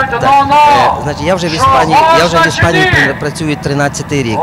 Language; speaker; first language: Ukrainian; native; Ukrainian